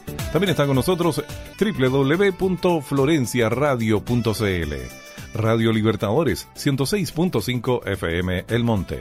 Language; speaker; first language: Spanish; native; Spanish